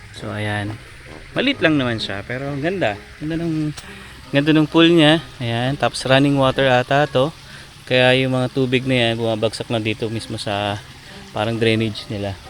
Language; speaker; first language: Filipino; native; Filipino